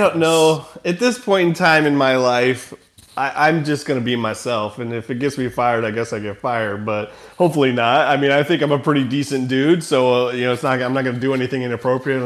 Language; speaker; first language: English; native; English